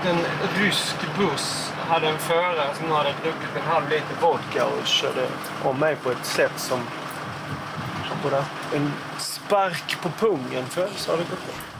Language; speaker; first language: Swedish; native; Swedish